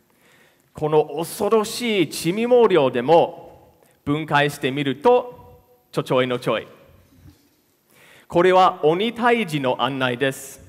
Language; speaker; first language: Japanese; non-native, fluent; English